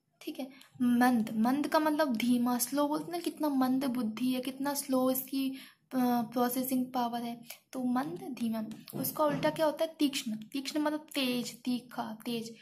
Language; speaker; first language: Hindi; native; Hindi